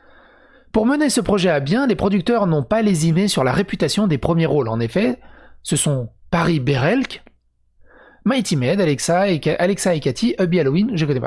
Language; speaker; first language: French; native; French